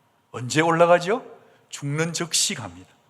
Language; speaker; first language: Korean; native; Korean